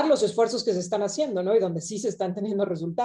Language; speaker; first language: Spanish; native; Spanish